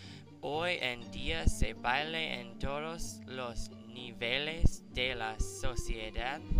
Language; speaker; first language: Spanish; non-native, learner; English